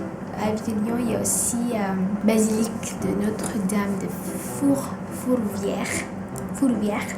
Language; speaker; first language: French; non-native, fluent; Indonesian